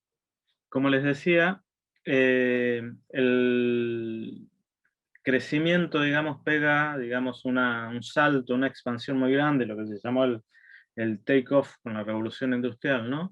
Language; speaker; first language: Spanish; native; Spanish